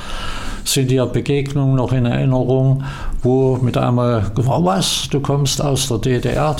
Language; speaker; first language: German; native; German